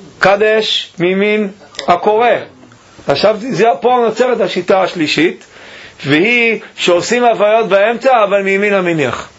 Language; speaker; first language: Hebrew; native; Hebrew